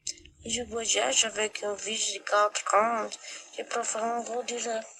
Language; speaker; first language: French; non-native, learner; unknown